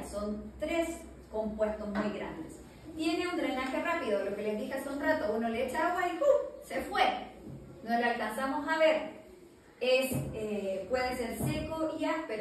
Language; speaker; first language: Spanish; native; Spanish